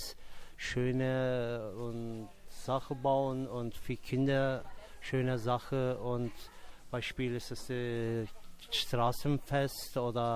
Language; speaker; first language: German; non-native, local second language; Turkish